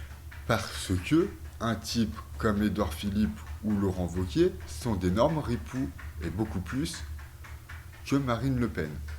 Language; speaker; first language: French; native; French